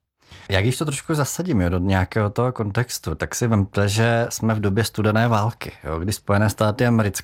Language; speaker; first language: Czech; native; Czech